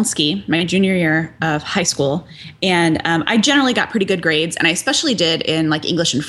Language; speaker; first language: English; native; English